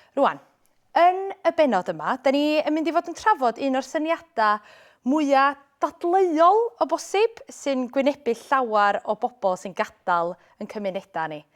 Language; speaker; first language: Welsh; native; Welsh